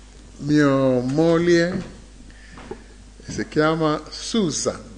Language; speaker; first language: Italian; non-native, learner; English